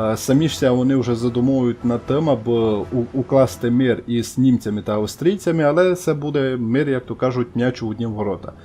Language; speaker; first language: Ukrainian; native; Ukrainian